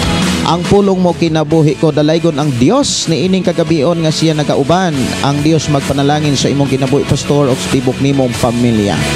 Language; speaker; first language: Cebuano; native; Cebuano